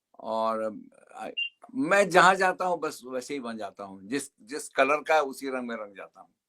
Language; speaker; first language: Hindi; native; Hindi